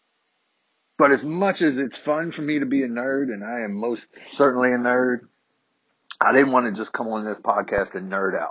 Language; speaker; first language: English; native; English